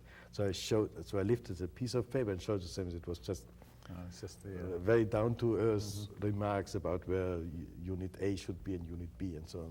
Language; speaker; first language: English; non-native, fluent; German